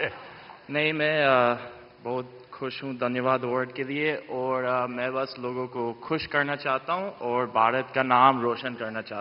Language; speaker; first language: Hindi; early bilingual, other home language; English